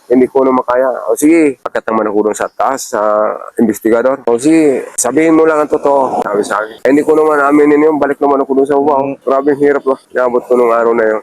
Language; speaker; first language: Filipino; non-native, local second language; Bikol